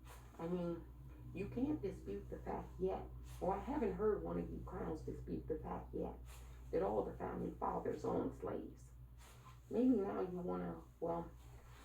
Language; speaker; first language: English; native; English